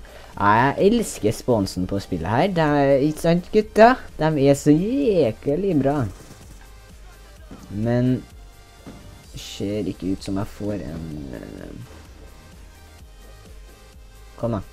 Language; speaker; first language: Norwegian; native; Norwegian